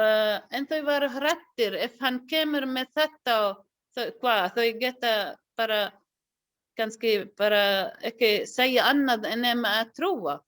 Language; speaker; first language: Icelandic; non-native, learner; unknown